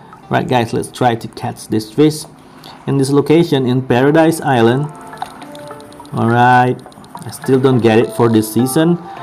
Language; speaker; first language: English; non-native, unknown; Indonesian